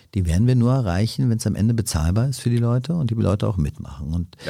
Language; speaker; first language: German; native; German